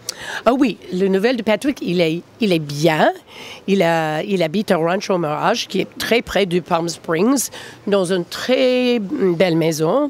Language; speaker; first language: French; non-native, fluent; English